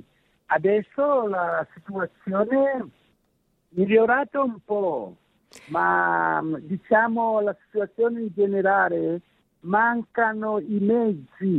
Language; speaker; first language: Italian; non-native, fluent; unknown